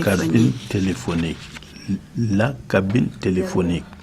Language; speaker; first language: French; non-native, learner; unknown